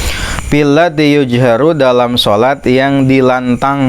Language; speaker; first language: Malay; non-native, local second language; Sundanese